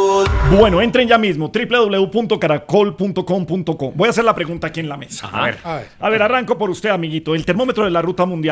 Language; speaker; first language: Spanish; native; Spanish